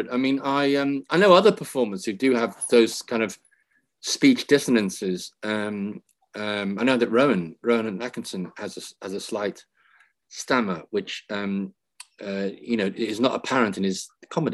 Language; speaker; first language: English; native; English